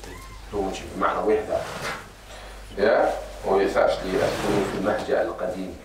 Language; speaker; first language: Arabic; non-native, fluent; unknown